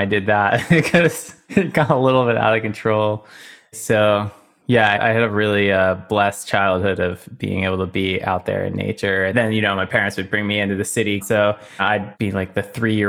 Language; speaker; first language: English; native; English